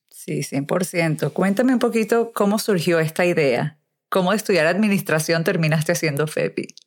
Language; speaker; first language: Spanish; native; Spanish